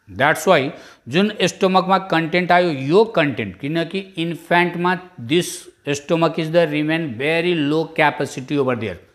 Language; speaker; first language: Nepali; non-native, local second language; Bhojpuri